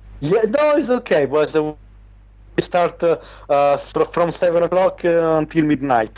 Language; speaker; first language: English; non-native, learner; Italian